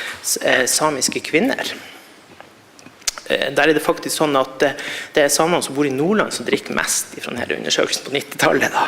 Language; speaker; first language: Norwegian; native; Norwegian